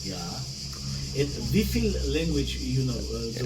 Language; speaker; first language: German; non-native, learner; Georgian